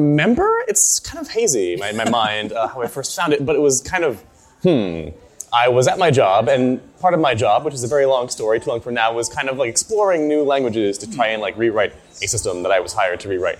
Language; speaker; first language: English; native; English